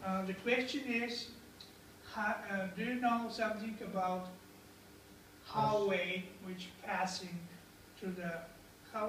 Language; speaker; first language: English; non-native, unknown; Bulgarian